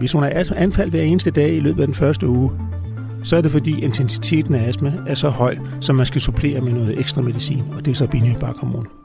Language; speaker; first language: Danish; native; Danish